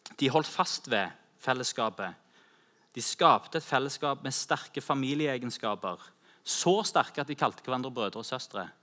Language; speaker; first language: Norwegian; native; Norwegian